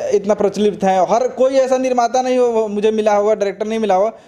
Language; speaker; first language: Hindi; native; Hindi